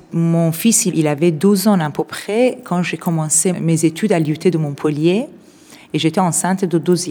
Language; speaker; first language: French; non-native, fluent; Persian